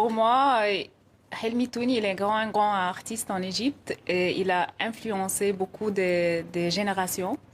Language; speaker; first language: French; non-native, fluent; Arabic